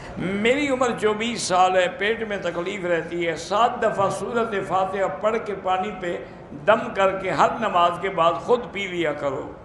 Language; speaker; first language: Urdu; native; Urdu